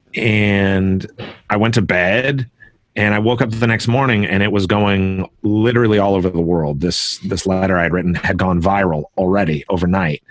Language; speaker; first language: English; native; English